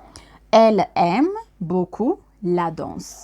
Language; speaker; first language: French; non-native, fluent; Amharic